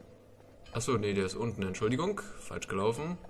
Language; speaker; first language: German; native; German